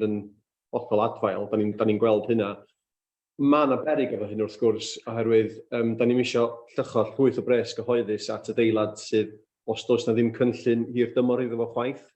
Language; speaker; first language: Welsh; native; Welsh